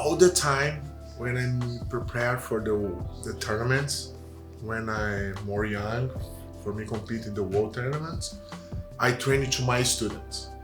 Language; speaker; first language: English; non-native, learner; Portuguese